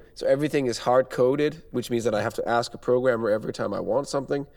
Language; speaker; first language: English; non-native, fluent; Danish